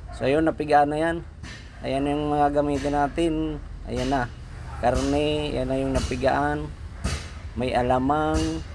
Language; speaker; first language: Filipino; non-native, local second language; Bikol